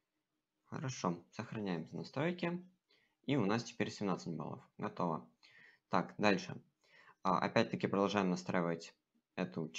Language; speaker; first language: Russian; native; Russian